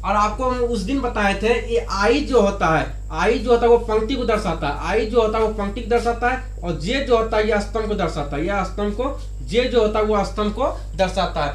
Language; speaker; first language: Hindi; native; Hindi